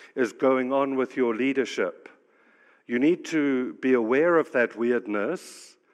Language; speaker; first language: English; native; English